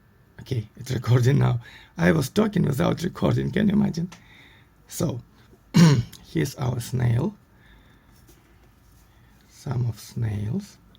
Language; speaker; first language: English; non-native, learner; Russian